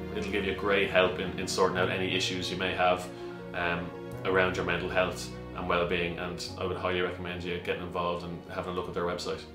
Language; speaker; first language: English; native; English